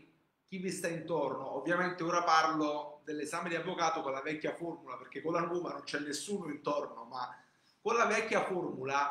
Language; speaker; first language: Italian; native; Italian